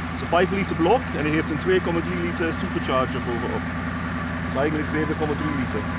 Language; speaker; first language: Dutch; non-native, fluent; English